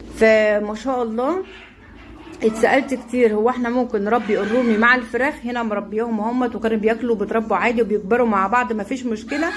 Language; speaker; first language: Arabic; native; Arabic